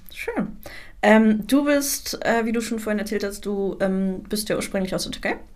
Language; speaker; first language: German; native; German